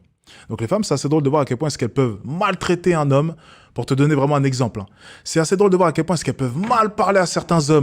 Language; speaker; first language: French; native; French